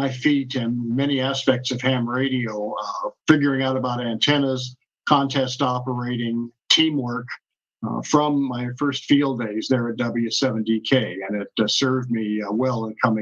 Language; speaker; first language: English; native; English